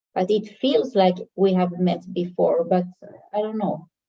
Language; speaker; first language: English; non-native, fluent; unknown